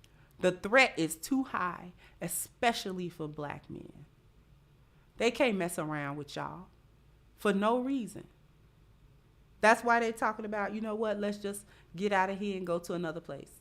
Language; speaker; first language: English; native; English